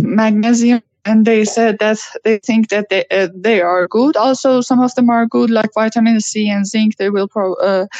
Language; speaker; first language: English; non-native, learner; Persian